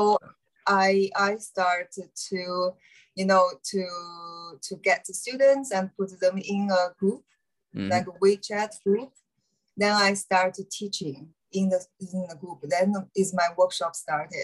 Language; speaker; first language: English; non-native, learner; Chinese